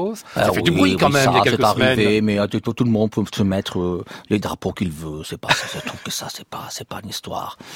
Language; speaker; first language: French; non-native, fluent; Spanish